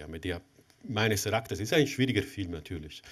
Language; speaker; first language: German; non-native, fluent; Italian